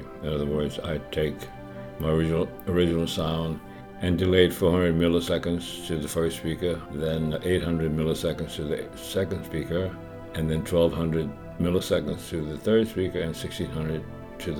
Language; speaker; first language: English; native; English